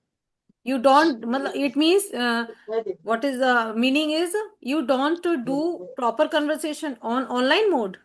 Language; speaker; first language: English; non-native, learner; Hindi